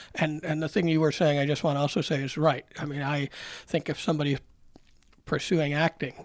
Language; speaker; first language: English; native; English